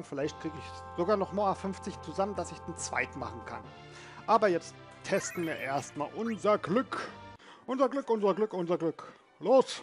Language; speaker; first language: German; native; German